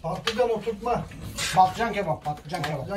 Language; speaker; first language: Korean; non-native, learner; Turkish